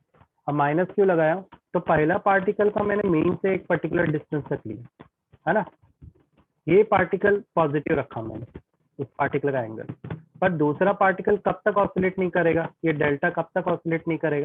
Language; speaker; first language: Hindi; native; Hindi